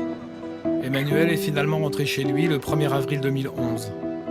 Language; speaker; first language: French; native; French